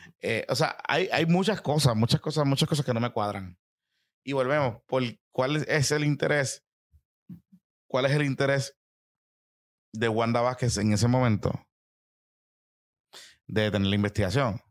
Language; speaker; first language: Spanish; native; Spanish